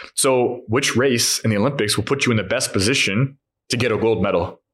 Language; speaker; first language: English; native; English